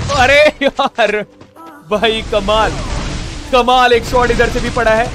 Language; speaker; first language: Hindi; native; Hindi